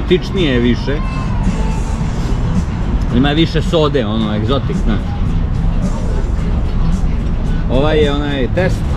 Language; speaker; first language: Serbian; native; Serbian